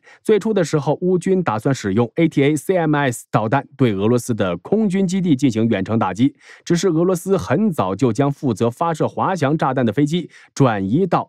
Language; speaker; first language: Chinese; native; Chinese